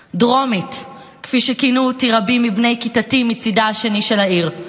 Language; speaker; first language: Hebrew; native; Hebrew